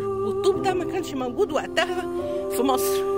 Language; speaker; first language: Arabic; native; Arabic